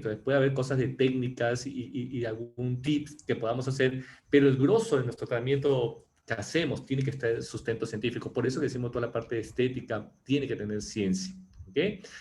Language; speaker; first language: Spanish; native; Spanish